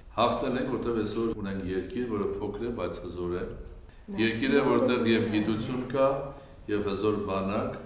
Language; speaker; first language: Armenian; native; Armenian